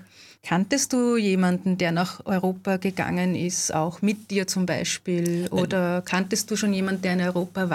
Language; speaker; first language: German; native; German